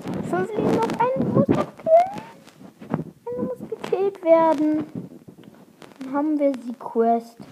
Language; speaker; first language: German; native; German